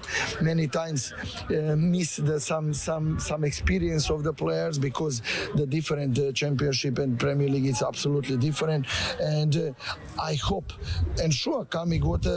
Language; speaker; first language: English; non-native, learner; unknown